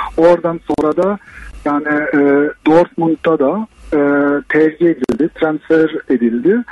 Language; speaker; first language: Turkish; early bilingual, heritage; Turkish